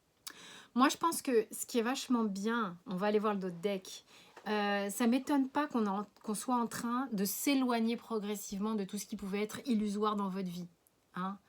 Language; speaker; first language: French; native; French